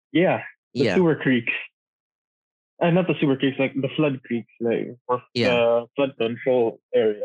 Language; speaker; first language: English; non-native, local second language; Cebuano